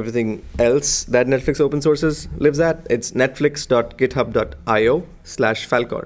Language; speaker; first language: English; non-native, local second language; Hindi